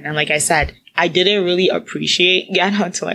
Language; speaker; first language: English; non-native, local second language; Akan